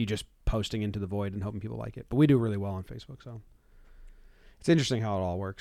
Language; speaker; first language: English; native; English